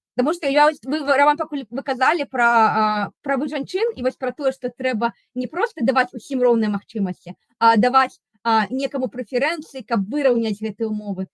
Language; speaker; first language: Belarusian; non-native, local second language; Russian